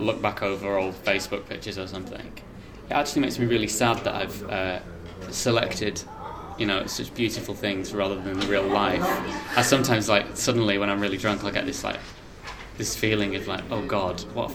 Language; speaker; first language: English; native; English